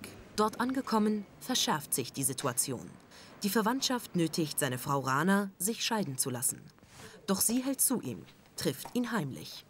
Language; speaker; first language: German; native; German